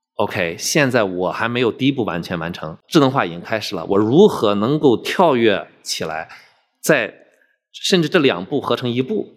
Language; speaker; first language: Chinese; native; Chinese